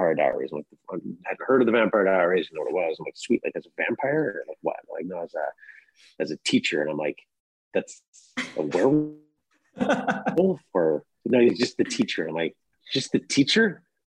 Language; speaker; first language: English; native; English